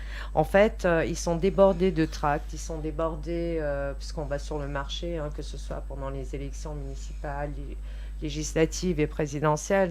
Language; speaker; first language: French; native; French